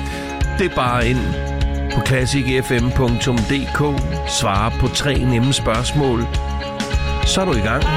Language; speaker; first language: Danish; native; Danish